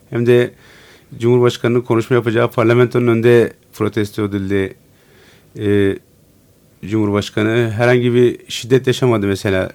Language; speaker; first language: Turkish; non-native, local second language; Turoyo